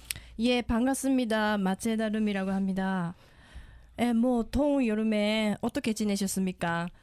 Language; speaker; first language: Korean; non-native, fluent; Japanese